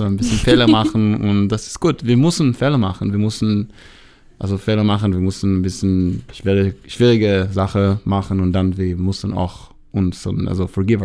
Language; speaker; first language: German; non-native, learner; Hebrew